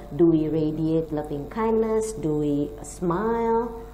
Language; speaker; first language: English; non-native, fluent; Indonesian